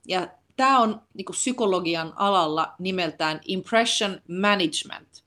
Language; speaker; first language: Finnish; early bilingual, heritage; Finnish